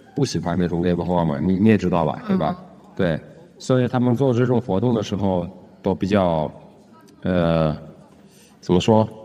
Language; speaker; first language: Chinese; non-native, fluent; Russian